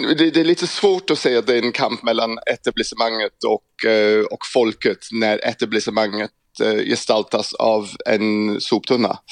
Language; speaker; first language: Swedish; non-native, fluent; English